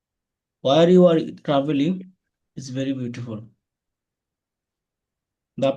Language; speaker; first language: English; non-native, learner; Bangla